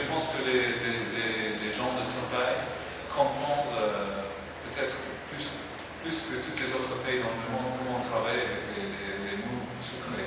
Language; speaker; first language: French; non-native, fluent; English